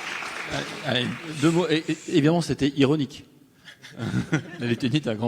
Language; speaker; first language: French; native; French